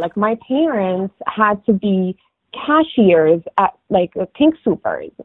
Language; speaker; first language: English; non-native, fluent; Arabic